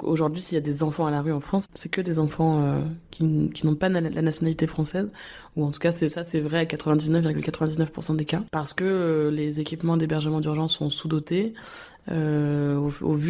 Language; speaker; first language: French; native; French